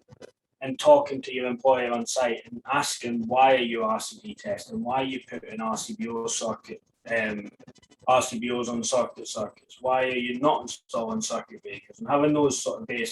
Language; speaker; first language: English; native; English